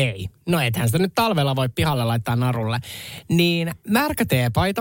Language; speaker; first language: Finnish; native; Finnish